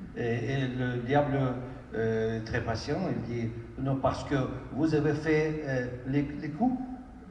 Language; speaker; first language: French; non-native, fluent; Ukrainian